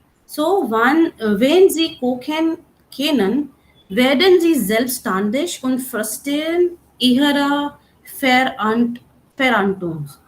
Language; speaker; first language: German; non-native, learner; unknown